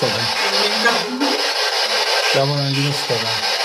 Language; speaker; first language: Swedish; native; Swedish